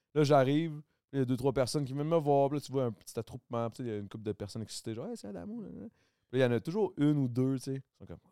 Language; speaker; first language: French; native; French